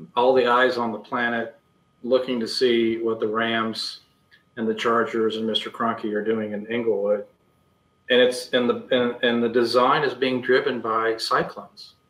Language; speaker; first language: English; native; English